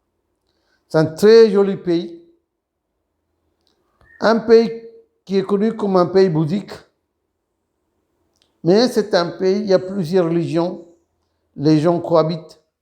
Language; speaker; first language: French; non-native, fluent; Sinhala